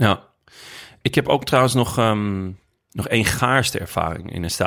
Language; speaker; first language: Dutch; native; Dutch